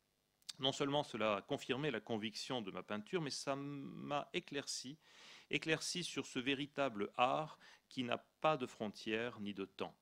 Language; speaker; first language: French; native; French